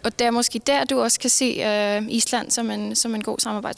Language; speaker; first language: Danish; non-native, fluent; Icelandic